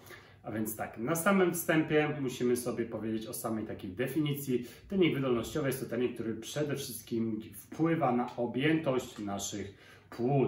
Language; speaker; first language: Polish; native; Polish